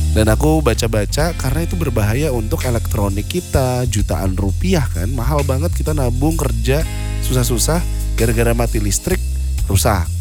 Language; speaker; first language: Indonesian; native; Indonesian